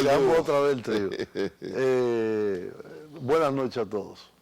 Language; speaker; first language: Spanish; native; Spanish